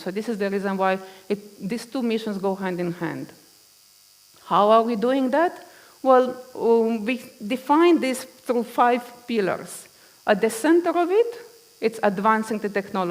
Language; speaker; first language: English; non-native, fluent; Romanian